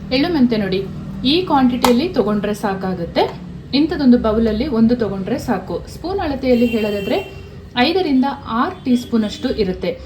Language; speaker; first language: Kannada; non-native, local second language; Kodava